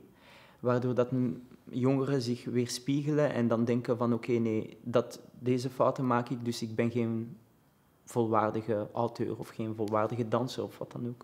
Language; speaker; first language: Dutch; early bilingual, other home language; Arabic